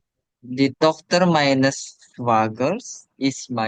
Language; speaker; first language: German; non-native, learner; Indonesian